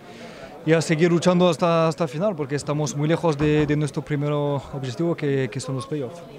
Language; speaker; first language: Spanish; non-native, fluent; French